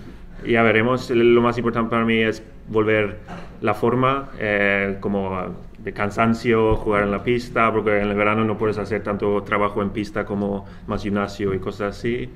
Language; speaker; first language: Spanish; non-native, fluent; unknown